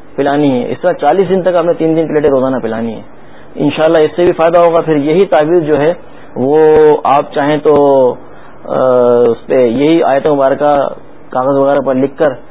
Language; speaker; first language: Urdu; native; Urdu